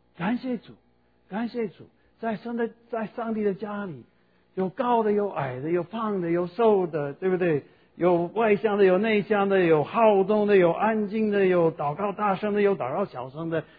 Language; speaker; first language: Chinese; non-native, fluent; English